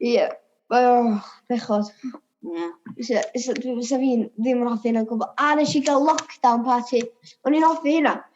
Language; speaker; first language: Welsh; native; Welsh